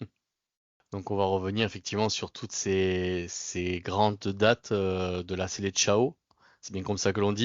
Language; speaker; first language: French; native; French